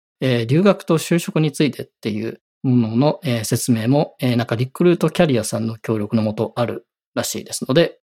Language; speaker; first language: Japanese; native; Japanese